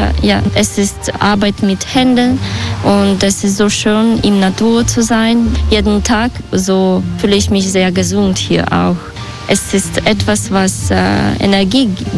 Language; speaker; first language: German; non-native, learner; Russian